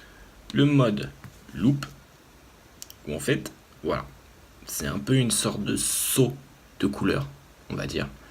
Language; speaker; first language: French; native; French